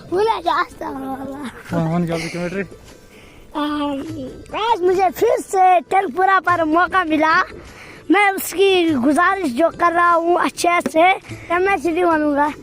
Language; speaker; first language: Hindi; non-native, local second language; Kashmiri